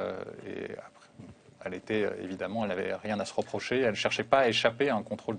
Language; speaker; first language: French; native; French